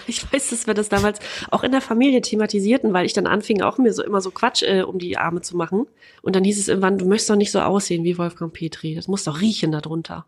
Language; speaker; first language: German; native; German